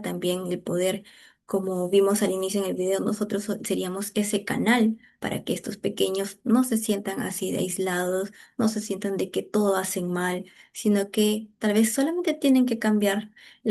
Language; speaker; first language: Spanish; native; Spanish